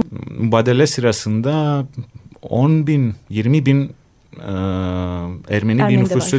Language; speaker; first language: Turkish; non-native, fluent; Greek